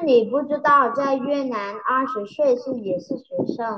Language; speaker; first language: Chinese; non-native, learner; Vietnamese